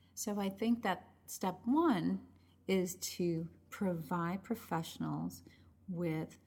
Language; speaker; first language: English; early bilingual, other home language; Spanish